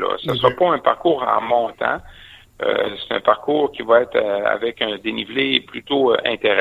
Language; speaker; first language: French; native; French